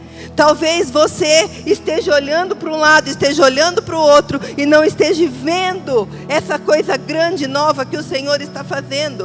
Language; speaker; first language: Portuguese; native; Portuguese